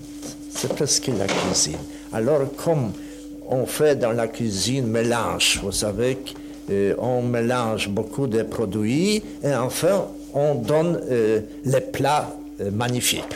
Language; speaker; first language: French; non-native, fluent; Polish